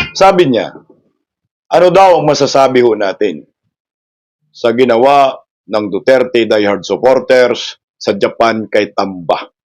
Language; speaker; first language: Filipino; non-native, local second language; Cebuano